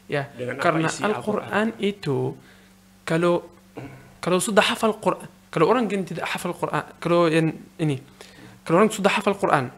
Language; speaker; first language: Indonesian; non-native, learner; Arabic